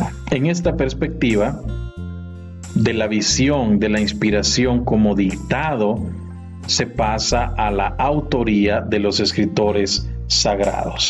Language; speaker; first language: Spanish; native; Spanish